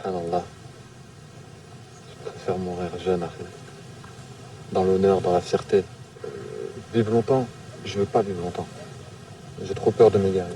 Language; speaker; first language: French; native; French